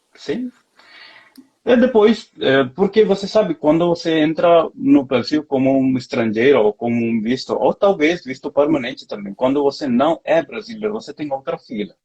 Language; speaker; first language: Portuguese; non-native, fluent; Hindi